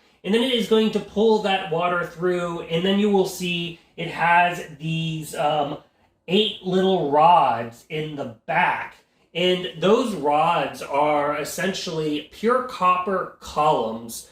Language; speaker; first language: English; native; English